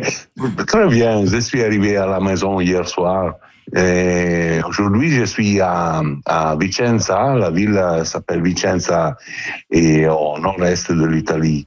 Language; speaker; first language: French; non-native, learner; Italian